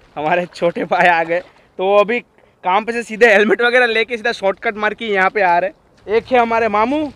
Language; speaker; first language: Hindi; non-native, local second language; Gujarati